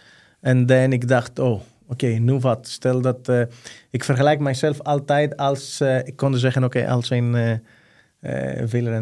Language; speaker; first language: Dutch; non-native, fluent; Greek